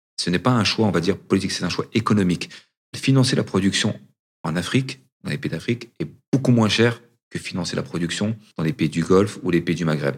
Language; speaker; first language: French; early bilingual, other home language; Arabic